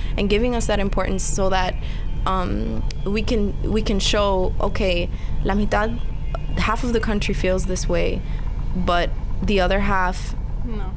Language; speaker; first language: English; early bilingual, other home language; Spanish